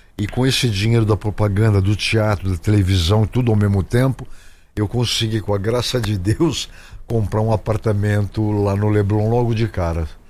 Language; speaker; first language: Portuguese; native; Portuguese